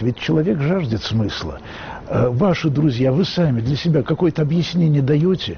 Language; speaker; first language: Russian; native; Russian